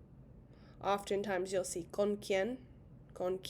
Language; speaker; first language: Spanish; non-native, fluent; English